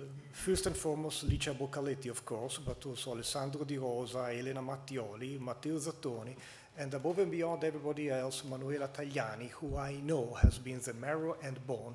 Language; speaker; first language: English; non-native, fluent; Italian